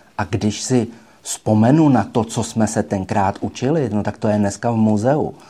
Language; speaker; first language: Czech; native; Czech